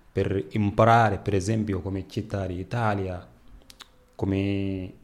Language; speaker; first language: Italian; non-native, learner; Wolof